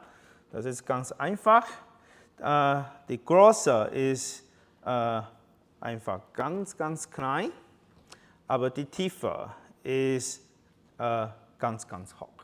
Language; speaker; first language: German; non-native, learner; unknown